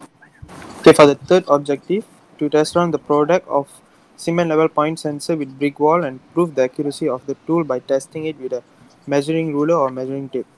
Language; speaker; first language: English; non-native, local second language; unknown